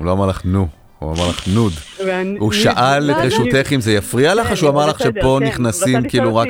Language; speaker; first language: Hebrew; native; Hebrew